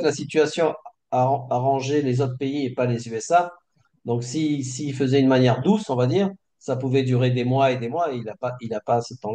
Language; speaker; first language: French; native; French